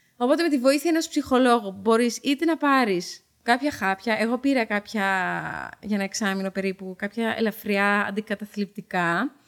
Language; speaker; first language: Greek; early bilingual, heritage; Dutch